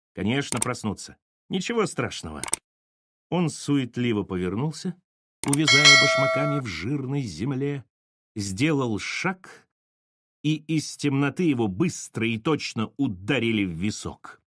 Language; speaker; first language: Russian; native; Russian